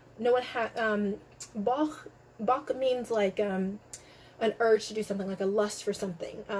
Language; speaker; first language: English; native; English